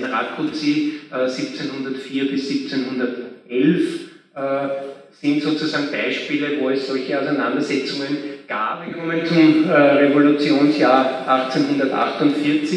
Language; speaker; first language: German; native; German